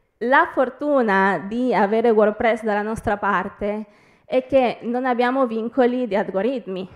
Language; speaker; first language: Italian; early bilingual, other home language; Spanish